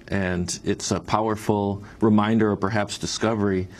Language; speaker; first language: English; native; English